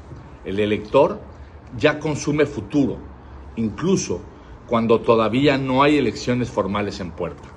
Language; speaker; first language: Spanish; native; Spanish